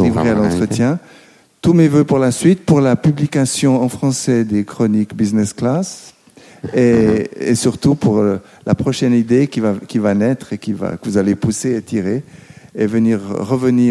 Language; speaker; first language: French; native; French